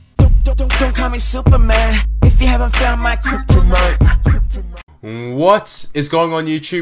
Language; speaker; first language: English; native; English